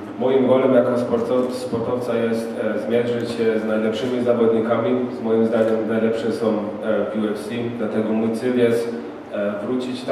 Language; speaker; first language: Polish; early bilingual, heritage; German